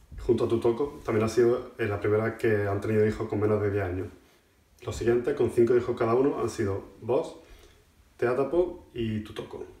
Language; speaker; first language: Spanish; native; Spanish